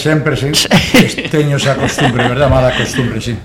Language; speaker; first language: Galician; non-native, local second language; Spanish